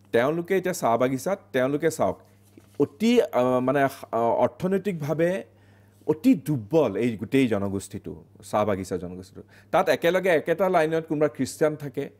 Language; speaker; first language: Assamese; native; Assamese